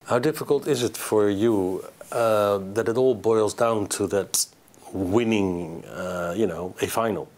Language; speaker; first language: English; non-native, fluent; Dutch